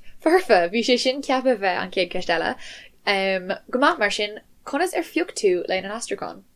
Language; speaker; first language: Irish; non-native, local second language; English